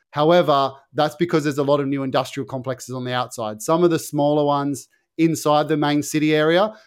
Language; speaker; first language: English; native; English